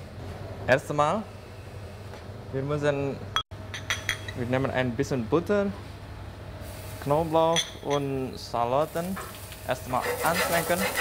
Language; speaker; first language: German; non-native, learner; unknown